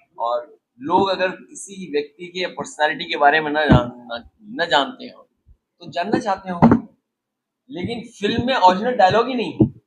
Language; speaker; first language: Hindi; native; Hindi